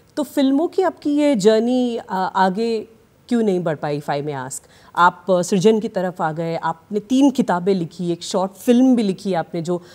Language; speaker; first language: Hindi; native; Hindi